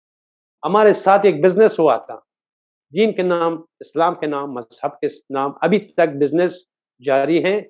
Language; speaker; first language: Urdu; non-native, fluent; Persian